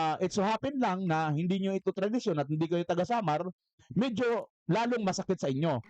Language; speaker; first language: Filipino; non-native, local second language; Waray